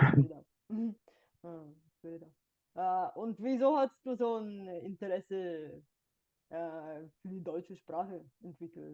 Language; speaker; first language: German; non-native, fluent; Bulgarian